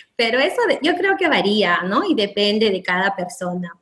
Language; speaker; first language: Spanish; native; Spanish